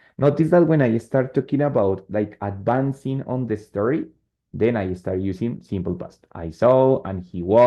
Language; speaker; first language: English; non-native, fluent; Spanish